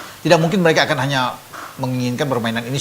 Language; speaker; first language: Indonesian; native; Indonesian